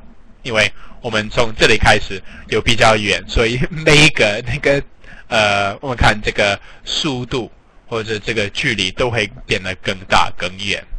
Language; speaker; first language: Chinese; non-native, fluent; English